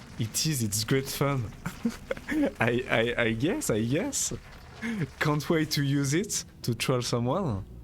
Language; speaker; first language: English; non-native, learner; French